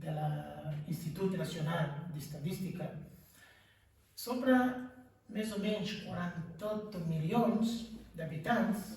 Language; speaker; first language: Catalan; non-native, fluent; Kinyarwanda